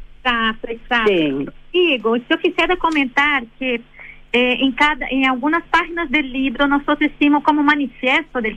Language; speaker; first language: Spanish; non-native, fluent; Portuguese